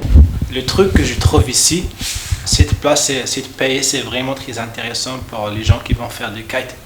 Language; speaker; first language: French; non-native, learner; Malagasy